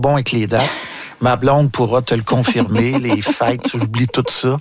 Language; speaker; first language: French; native; French